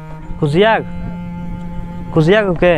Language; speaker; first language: Portuguese; non-native, learner; Bangla